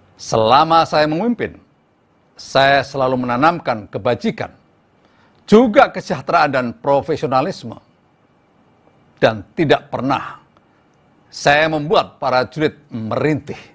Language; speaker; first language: Indonesian; native; Indonesian